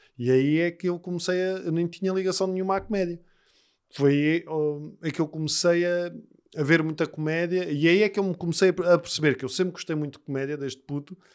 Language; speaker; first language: Portuguese; native; Portuguese